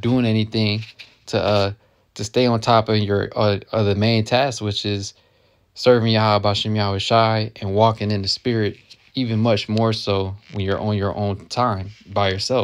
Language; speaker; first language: English; native; English